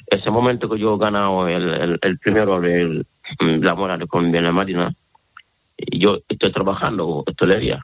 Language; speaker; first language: Spanish; non-native, learner; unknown